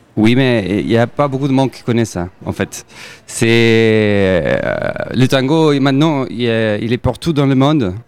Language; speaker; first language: French; non-native, fluent; Spanish